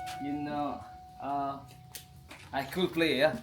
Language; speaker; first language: English; non-native, learner; Turkish